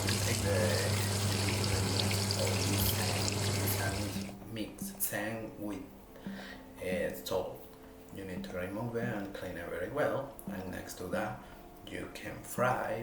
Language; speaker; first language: English; non-native, learner; Spanish